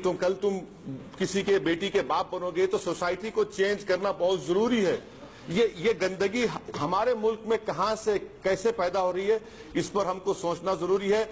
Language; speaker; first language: Urdu; native; Urdu